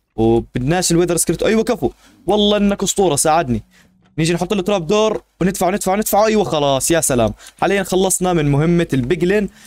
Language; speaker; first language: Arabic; native; Arabic